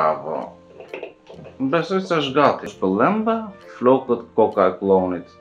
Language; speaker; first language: Albanian; native; Albanian